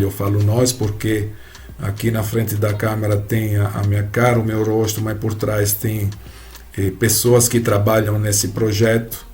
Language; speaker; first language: Portuguese; non-native, fluent; Italian